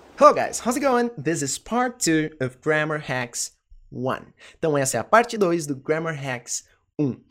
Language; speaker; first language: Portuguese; native; Portuguese